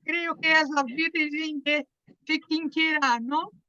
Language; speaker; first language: Spanish; non-native, fluent; Portuguese